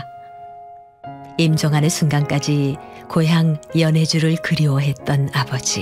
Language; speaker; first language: Korean; native; Korean